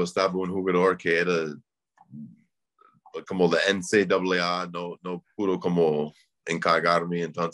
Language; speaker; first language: Spanish; non-native, learner; English